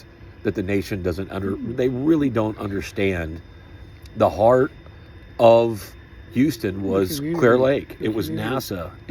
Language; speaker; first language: English; native; English